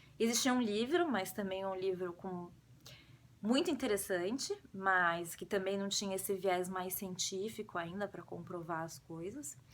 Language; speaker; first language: Portuguese; native; Portuguese